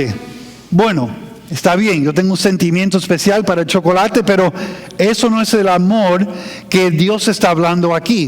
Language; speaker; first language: Spanish; non-native, fluent; English